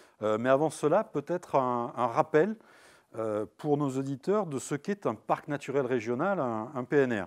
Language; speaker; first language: French; native; French